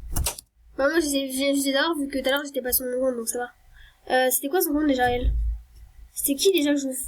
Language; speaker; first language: French; native; French